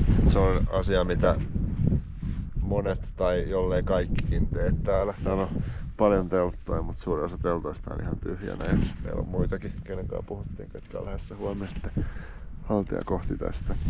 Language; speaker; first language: Finnish; native; Finnish